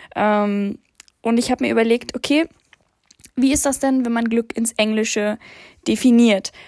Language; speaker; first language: German; early bilingual, other home language; English